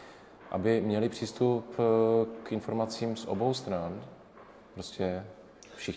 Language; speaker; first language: Czech; native; Czech